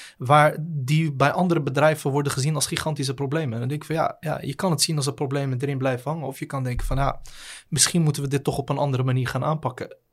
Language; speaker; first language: Dutch; native; Dutch